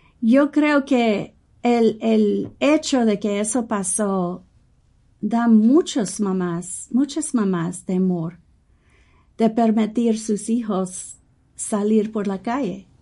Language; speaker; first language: Spanish; non-native, fluent; English